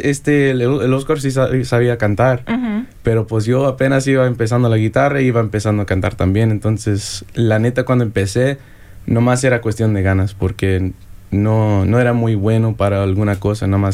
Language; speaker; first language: Spanish; early bilingual, heritage; Spanish